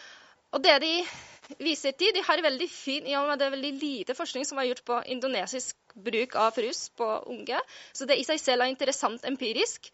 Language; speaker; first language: Norwegian; non-native, fluent; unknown